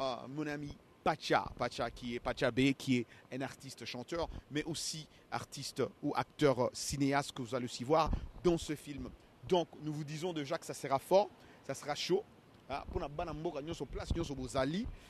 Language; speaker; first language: French; non-native, local second language; Lingala